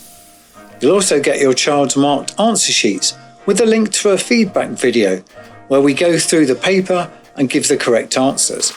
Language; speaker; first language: English; native; English